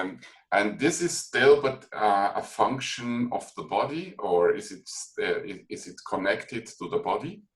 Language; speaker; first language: English; non-native, fluent; German